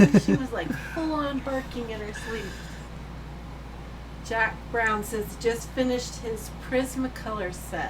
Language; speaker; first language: English; native; English